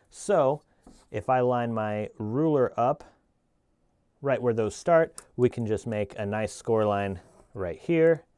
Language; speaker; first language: English; native; English